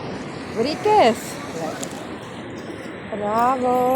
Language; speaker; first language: Greek; non-native, learner; Armenian